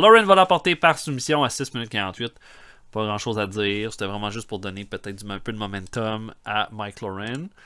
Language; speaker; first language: French; native; French